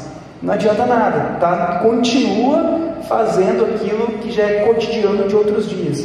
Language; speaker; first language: Portuguese; native; Portuguese